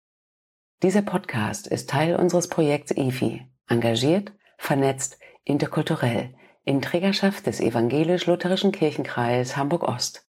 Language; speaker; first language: German; native; German